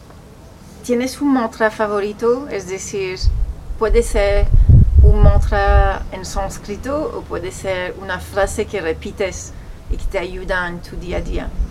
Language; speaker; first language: Spanish; non-native, fluent; French